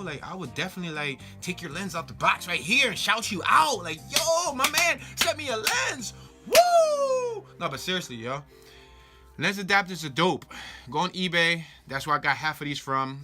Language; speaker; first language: English; native; English